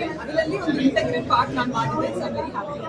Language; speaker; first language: Kannada; non-native, local second language; Malayalam